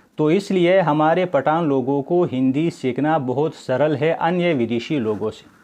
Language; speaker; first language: Hindi; non-native, fluent; Pashto